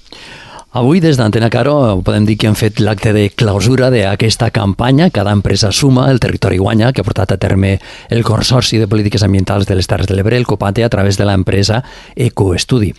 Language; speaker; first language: Catalan; native; Catalan